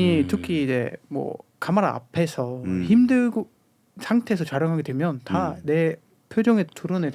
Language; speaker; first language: Korean; non-native, fluent; German